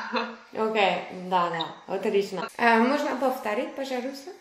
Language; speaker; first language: Russian; non-native, learner; French